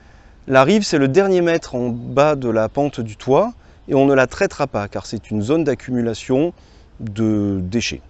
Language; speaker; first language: French; native; French